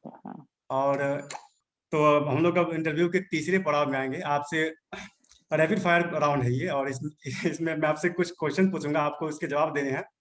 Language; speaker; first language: Hindi; native; Hindi